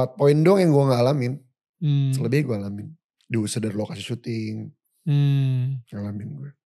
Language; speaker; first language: Indonesian; native; Indonesian